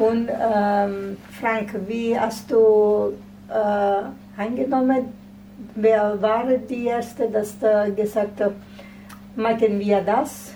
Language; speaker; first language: German; non-native, fluent; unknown